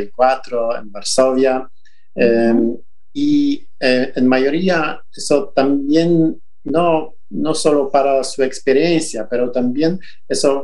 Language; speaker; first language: Spanish; non-native, fluent; Polish